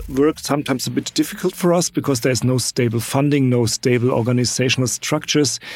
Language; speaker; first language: English; non-native, fluent; German